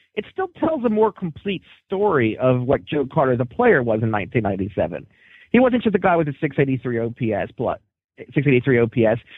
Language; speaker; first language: English; native; English